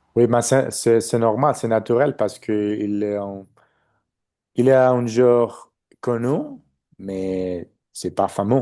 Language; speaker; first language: French; non-native, learner; Spanish